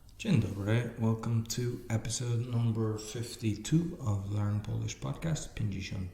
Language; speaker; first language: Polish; non-native, learner; English